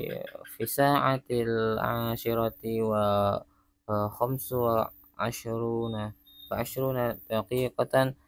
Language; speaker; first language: Arabic; non-native, learner; Indonesian